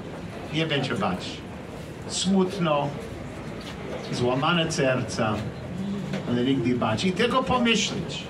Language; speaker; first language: Polish; non-native, learner; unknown